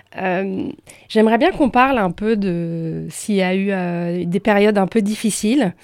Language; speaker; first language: French; native; French